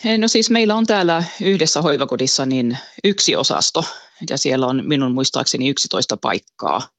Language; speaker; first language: Finnish; early bilingual, heritage; Finnish